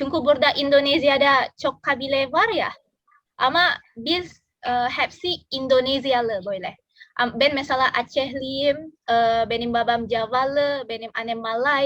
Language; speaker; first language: Turkish; non-native, learner; Indonesian